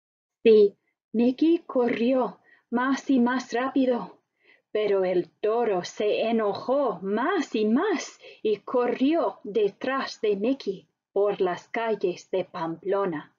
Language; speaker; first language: Spanish; non-native, fluent; English